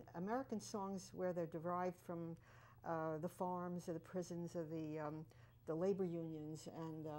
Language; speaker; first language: English; native; English